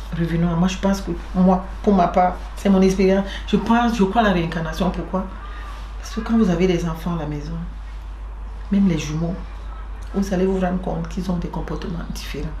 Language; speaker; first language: French; non-native, local second language; Basaa